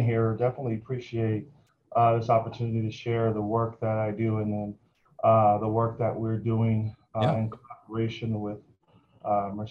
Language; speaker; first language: English; native; English